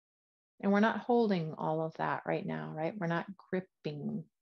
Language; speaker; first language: English; native; English